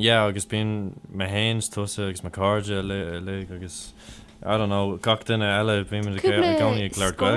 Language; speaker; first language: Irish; non-native, local second language; English